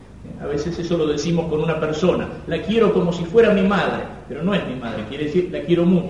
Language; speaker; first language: Spanish; native; Spanish